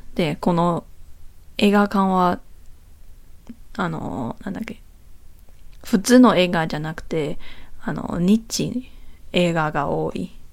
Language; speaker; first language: Japanese; non-native, learner; Chinese